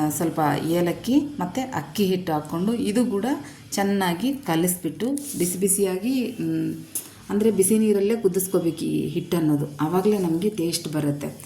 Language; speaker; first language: Kannada; non-native, local second language; Telugu